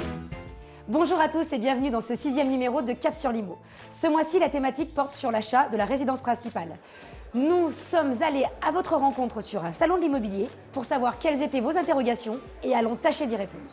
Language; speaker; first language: French; native; French